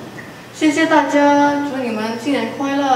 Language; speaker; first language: Chinese; non-native, learner; Indonesian